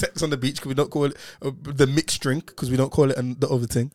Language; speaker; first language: English; native; English